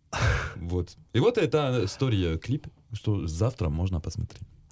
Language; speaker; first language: Russian; non-native, learner; French